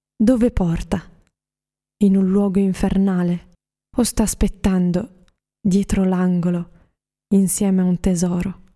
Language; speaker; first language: Italian; native; Italian